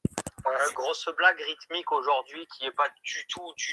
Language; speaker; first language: French; native; French